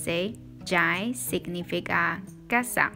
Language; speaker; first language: Spanish; non-native, learner; Chinese